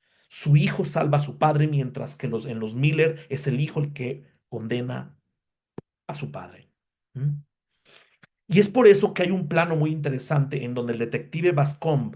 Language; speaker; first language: Spanish; native; Spanish